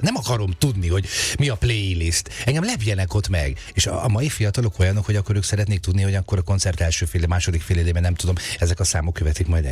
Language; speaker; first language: Hungarian; native; Hungarian